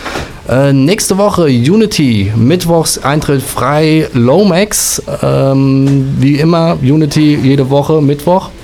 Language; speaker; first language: German; native; German